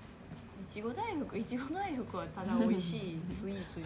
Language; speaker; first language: Japanese; native; Japanese